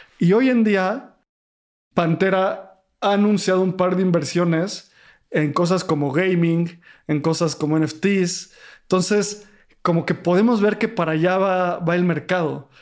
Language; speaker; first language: Spanish; native; Spanish